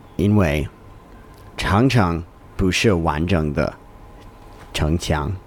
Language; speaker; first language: Chinese; non-native, learner; English